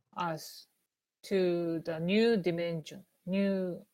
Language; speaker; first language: English; non-native, learner; Japanese